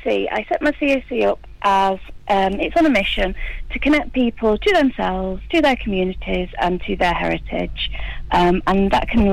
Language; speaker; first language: English; native; English